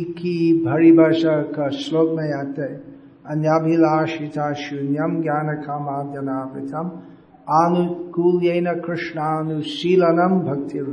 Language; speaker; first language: Hindi; native; Hindi